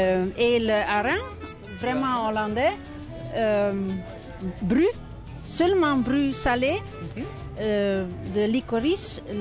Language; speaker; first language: French; non-native, learner; Dutch